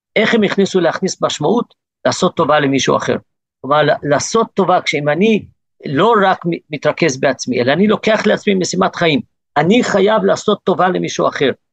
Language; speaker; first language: Hebrew; early bilingual, other home language; English